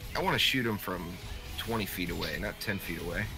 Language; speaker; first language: English; native; English